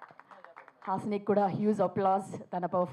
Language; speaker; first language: Telugu; native; Telugu